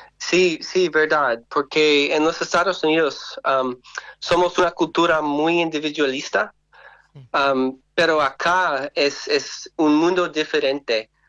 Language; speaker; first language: Spanish; non-native, learner; English